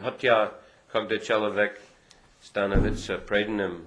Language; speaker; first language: Russian; non-native, fluent; English